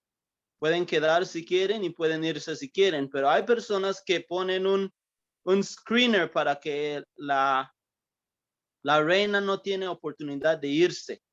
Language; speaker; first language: Spanish; early bilingual, heritage; English